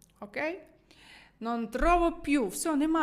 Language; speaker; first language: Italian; non-native, fluent; Ukrainian